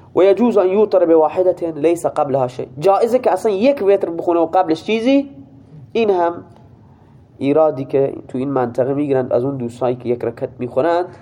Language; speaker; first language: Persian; non-native, local second language; Baluchi